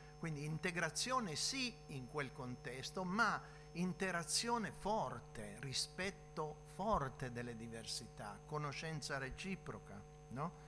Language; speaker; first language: Italian; native; Italian